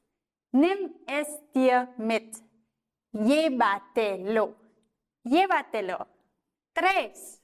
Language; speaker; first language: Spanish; non-native, fluent; German